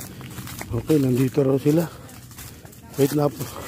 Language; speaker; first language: Filipino; native; Filipino